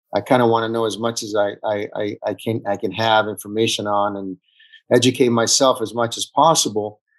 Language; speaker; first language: English; early bilingual, other home language; Italian